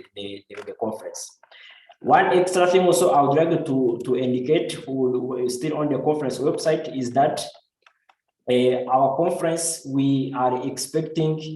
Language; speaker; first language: English; non-native, local second language; Kinyarwanda